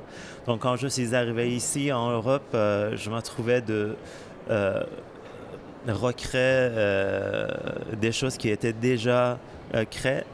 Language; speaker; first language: French; non-native, fluent; Persian